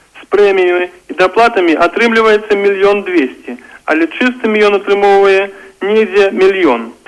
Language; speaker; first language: Belarusian; native; Belarusian